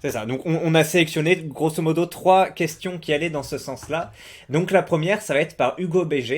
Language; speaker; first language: French; native; French